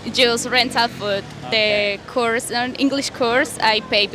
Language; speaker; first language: English; non-native, learner; Spanish